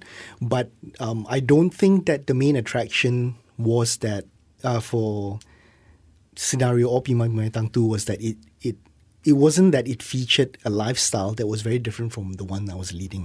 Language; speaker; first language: English; non-native, local second language; Malay